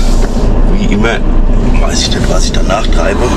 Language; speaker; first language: German; native; German